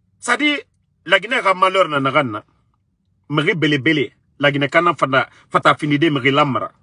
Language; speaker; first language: French; non-native, local second language; Mandingo